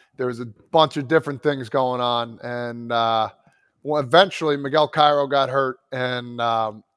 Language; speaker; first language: English; native; English